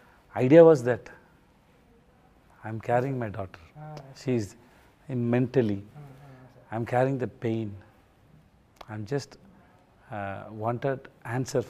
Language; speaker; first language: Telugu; non-native, learner; Tamil